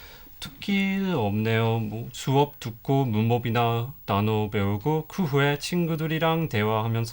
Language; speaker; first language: Korean; non-native, fluent; English